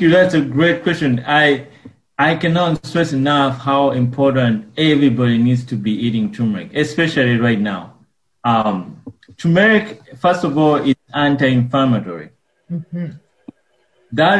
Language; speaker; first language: English; non-native, local second language; Ganda